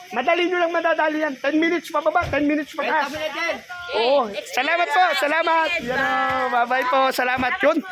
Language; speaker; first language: Filipino; native; Filipino